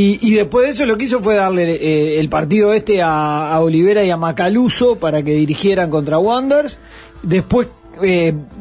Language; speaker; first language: Spanish; native; Spanish